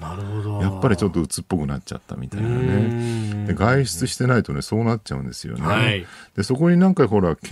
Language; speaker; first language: Japanese; native; Japanese